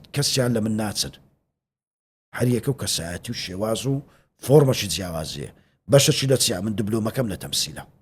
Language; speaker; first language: Central Kurdish; native; Central Kurdish